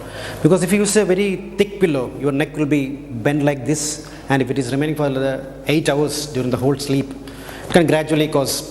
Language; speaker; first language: English; non-native, local second language; Malayalam